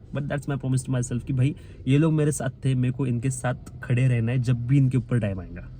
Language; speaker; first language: Hindi; non-native, local second language; Marathi